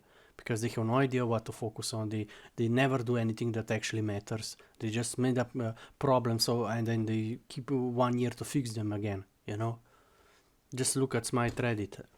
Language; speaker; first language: English; non-native, fluent; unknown